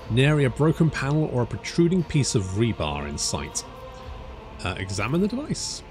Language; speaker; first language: English; native; English